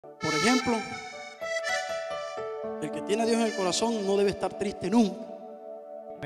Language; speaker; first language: Spanish; native; Spanish